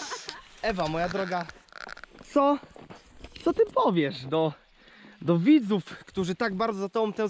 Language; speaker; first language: Polish; native; Polish